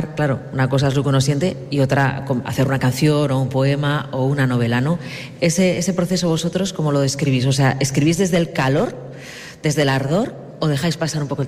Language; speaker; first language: Spanish; native; Spanish